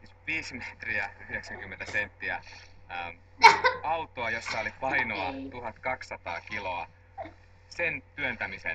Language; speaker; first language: Finnish; native; Finnish